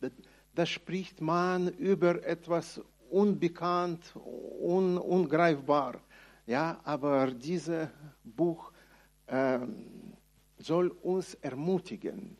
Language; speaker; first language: German; non-native, fluent; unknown